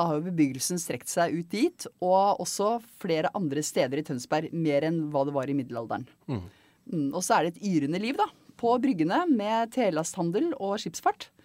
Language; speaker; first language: Norwegian; native; Norwegian